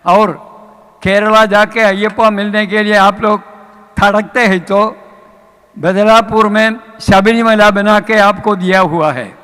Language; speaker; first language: Hindi; non-native, local second language; Malayalam